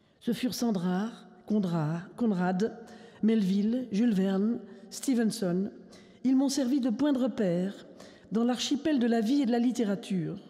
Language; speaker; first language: French; native; French